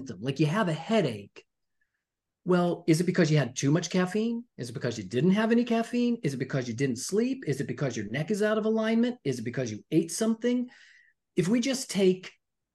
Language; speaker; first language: English; native; English